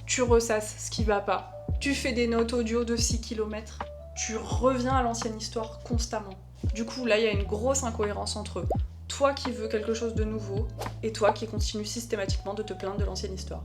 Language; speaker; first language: French; native; French